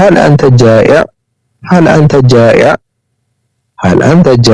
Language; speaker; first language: Arabic; non-native, learner; Amharic